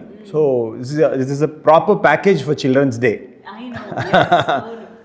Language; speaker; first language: Telugu; non-native, learner; Kannada